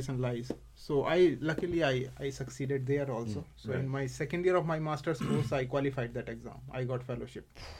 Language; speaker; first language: English; non-native, local second language; Hindi